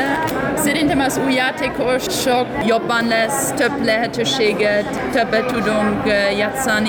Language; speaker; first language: Hungarian; non-native, learner; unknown